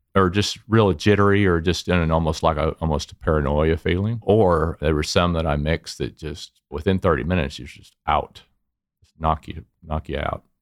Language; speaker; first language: English; native; English